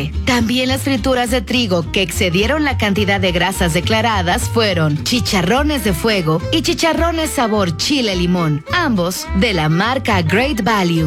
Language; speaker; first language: Spanish; native; Spanish